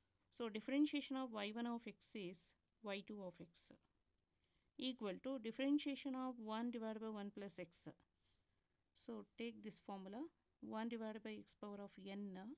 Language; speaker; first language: English; non-native, local second language; Kannada